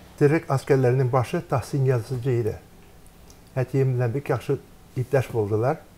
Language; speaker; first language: Tatar; early bilingual, heritage; Tatar